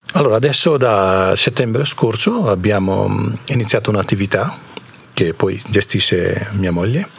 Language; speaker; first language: Italian; non-native, fluent; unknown